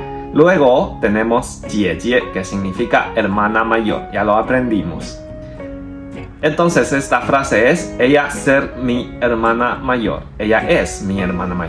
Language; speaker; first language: Spanish; non-native, fluent; Chinese